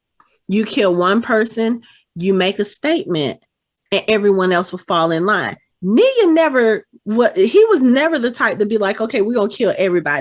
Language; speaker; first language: English; native; English